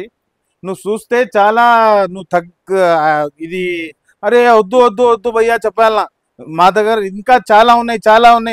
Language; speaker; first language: Telugu; non-native, local second language; Urdu